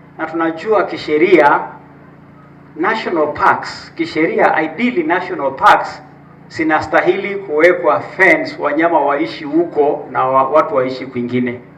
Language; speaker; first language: Swahili; non-native, local second language; Masai